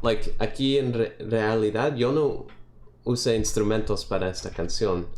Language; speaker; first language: Spanish; early bilingual, other home language; English